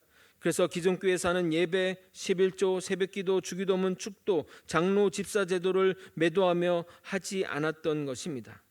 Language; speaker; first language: Korean; native; Korean